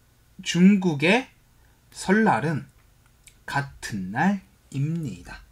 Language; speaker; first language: Korean; non-native, fluent; Chinese